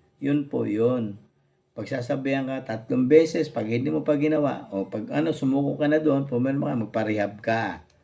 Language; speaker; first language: Filipino; native; Filipino